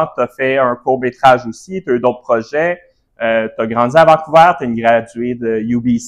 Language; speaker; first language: French; native; French